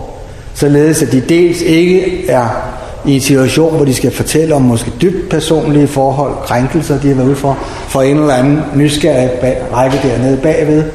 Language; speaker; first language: Danish; native; Danish